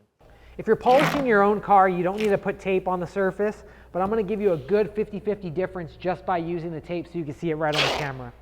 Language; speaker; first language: English; native; English